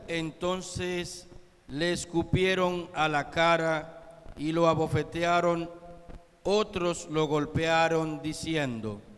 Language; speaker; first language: Spanish; native; Spanish